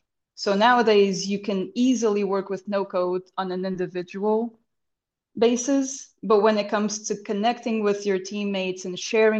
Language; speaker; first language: English; non-native, fluent; Portuguese